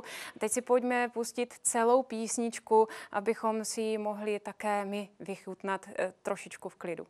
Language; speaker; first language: Czech; native; Czech